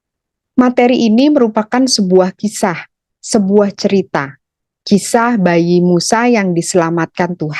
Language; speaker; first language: Indonesian; native; Indonesian